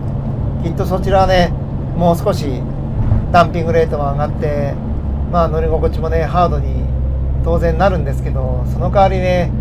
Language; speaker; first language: Japanese; native; Japanese